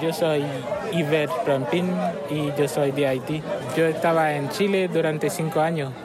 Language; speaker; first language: Spanish; non-native, learner; Haitian Creole